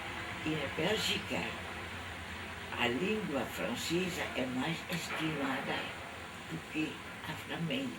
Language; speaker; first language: Portuguese; non-native, fluent; Dutch